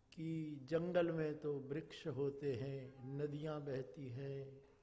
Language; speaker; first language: Hindi; non-native, local second language; Gujarati